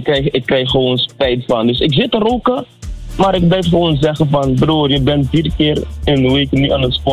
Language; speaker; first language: Dutch; non-native, local second language; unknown